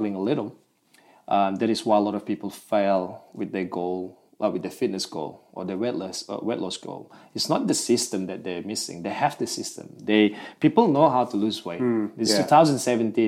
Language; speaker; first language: English; non-native, local second language; Malay